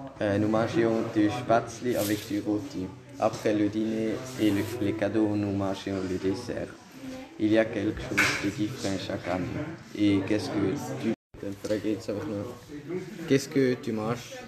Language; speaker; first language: French; non-native, learner; German